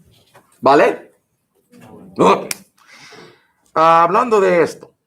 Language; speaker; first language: Spanish; non-native, fluent; English